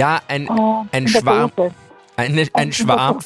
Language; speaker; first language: German; native; German